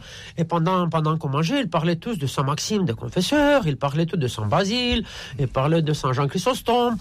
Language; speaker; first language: French; non-native, fluent; Romanian